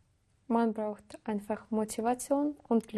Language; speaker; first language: German; non-native, fluent; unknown